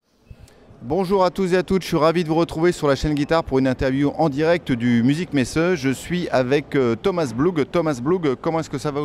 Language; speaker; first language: French; native; French